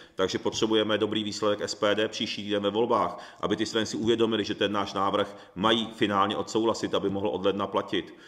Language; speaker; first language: Czech; early bilingual, other home language; Japanese